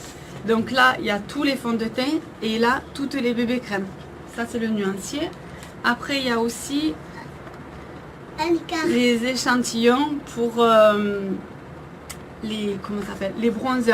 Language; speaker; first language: French; native; French